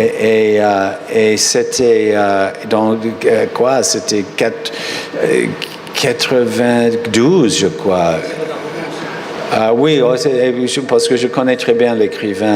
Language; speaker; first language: French; non-native, fluent; English